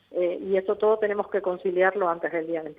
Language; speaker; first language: Spanish; native; Spanish